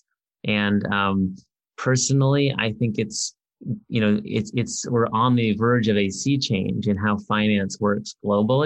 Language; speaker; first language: English; native; English